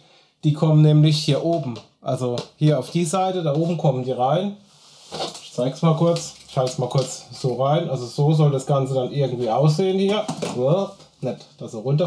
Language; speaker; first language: German; native; German